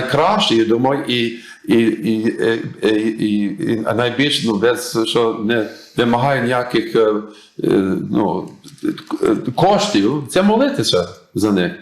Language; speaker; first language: Ukrainian; early bilingual, heritage; English